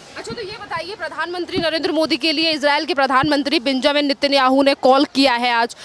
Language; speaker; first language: Hindi; native; Hindi